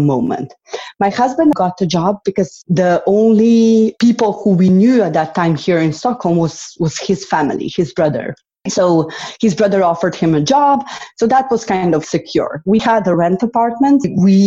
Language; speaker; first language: English; non-native, fluent; Slovenian